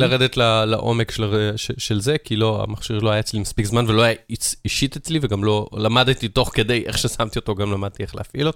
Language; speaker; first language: Hebrew; native; Hebrew